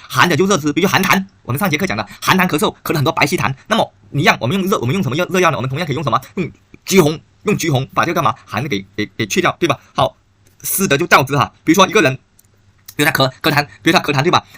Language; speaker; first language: Chinese; native; Chinese